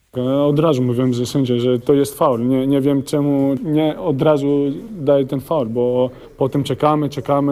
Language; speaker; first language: Polish; non-native, learner; Greek